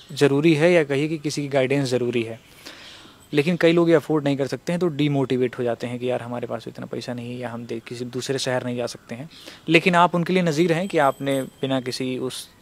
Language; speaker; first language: Hindi; native; Hindi